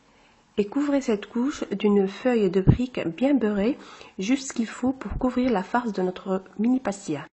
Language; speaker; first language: French; non-native, local second language; Arabic